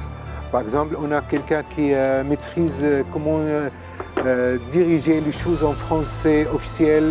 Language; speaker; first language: French; non-native, fluent; Arabic